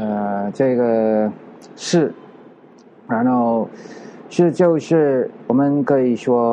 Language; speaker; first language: Chinese; non-native, learner; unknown